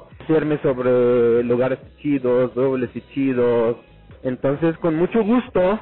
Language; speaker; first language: Spanish; non-native, fluent; Arabic